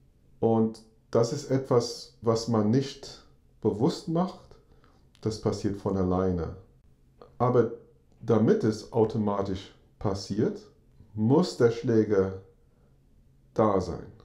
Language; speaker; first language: German; non-native, fluent; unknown